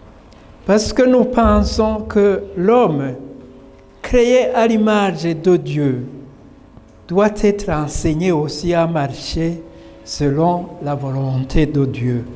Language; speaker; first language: French; non-native, local second language; Rundi